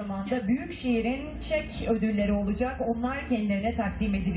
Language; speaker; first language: Turkish; native; Turkish